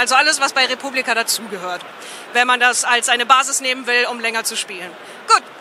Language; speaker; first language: German; native; German